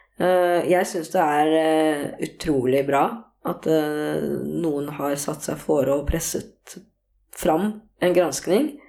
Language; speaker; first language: Norwegian; early bilingual, other home language; Korean